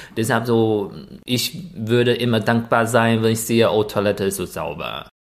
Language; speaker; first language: German; non-native, fluent; Chinese